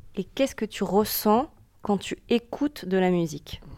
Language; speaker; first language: French; native; French